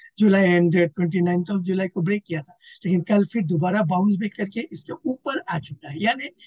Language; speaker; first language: Hindi; non-native, local second language; Assamese